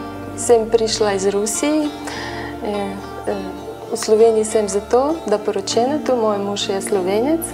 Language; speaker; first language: Slovenian; non-native, learner; Russian